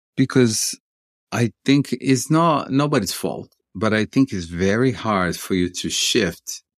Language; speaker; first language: English; non-native, fluent; Portuguese